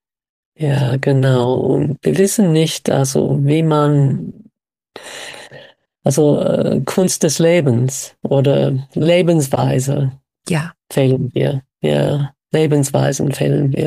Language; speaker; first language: German; non-native, fluent; English